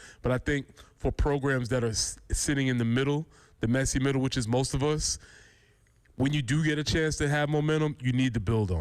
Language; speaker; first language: English; native; English